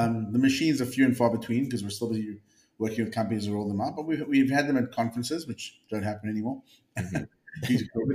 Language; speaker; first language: English; native; English